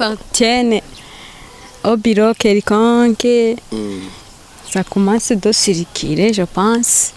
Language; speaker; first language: French; non-native, learner; Rundi